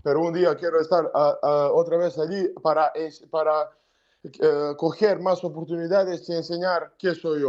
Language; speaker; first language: Spanish; non-native, learner; Serbian